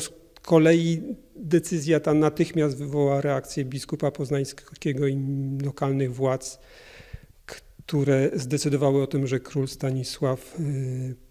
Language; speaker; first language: Polish; native; Polish